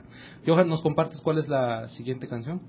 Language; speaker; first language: Spanish; native; Spanish